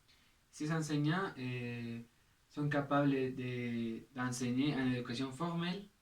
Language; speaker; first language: French; non-native, learner; Spanish